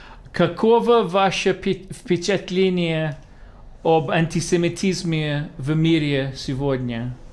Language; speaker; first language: Russian; non-native, fluent; English